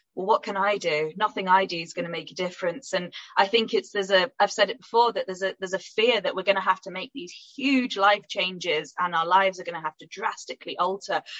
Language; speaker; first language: English; native; English